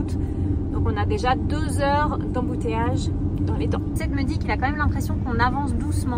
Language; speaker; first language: French; native; French